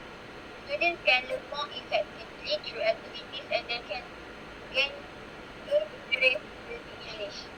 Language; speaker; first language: English; non-native, local second language; Malay